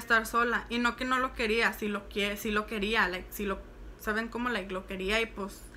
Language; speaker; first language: Spanish; early bilingual, heritage; Spanish